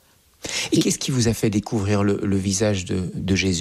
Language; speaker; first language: French; native; French